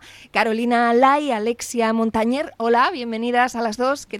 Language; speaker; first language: Spanish; native; Spanish